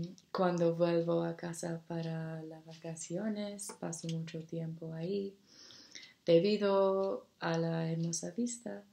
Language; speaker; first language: Spanish; non-native, learner; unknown